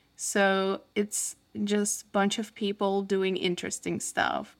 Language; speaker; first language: English; non-native, fluent; Turkish